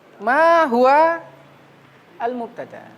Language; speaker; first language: Arabic; non-native, fluent; Indonesian